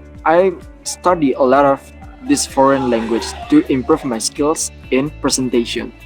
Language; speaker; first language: English; non-native, learner; Indonesian